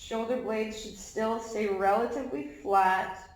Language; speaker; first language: English; native; English